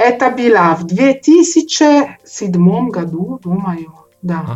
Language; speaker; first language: Russian; non-native, learner; Italian